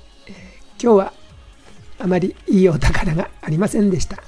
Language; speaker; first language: Japanese; native; Japanese